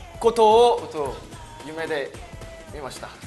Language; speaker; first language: Japanese; non-native, learner; Korean